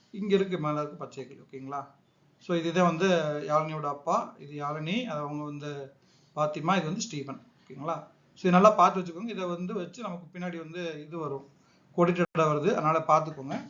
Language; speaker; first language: Tamil; native; Tamil